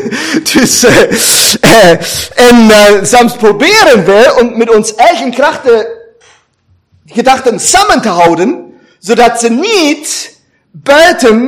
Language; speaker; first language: Dutch; non-native, fluent; German